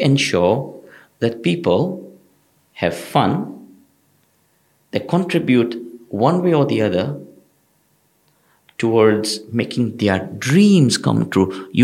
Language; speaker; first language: English; non-native, local second language; Gujarati